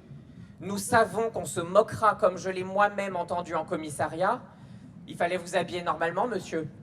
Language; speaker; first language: French; native; French